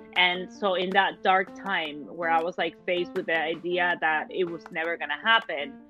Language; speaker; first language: English; early bilingual, other home language; Spanish